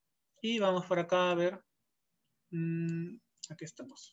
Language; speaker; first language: Spanish; native; Spanish